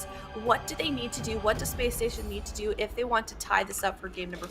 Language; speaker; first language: English; native; English